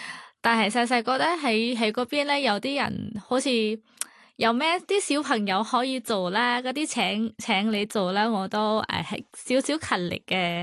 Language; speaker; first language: Cantonese; non-native, fluent; Thai